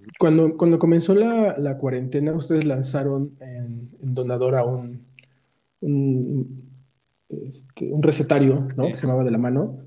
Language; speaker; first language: Spanish; native; Spanish